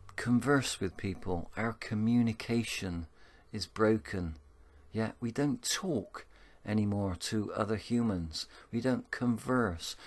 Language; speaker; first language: English; native; English